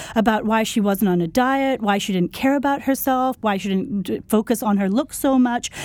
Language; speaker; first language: English; non-native, local second language; Urdu